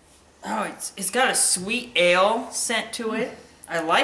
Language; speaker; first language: English; native; English